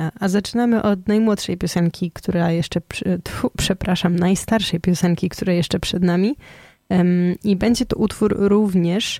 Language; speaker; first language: Polish; native; Polish